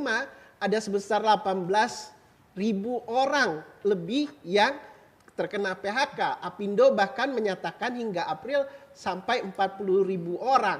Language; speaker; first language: Indonesian; native; Indonesian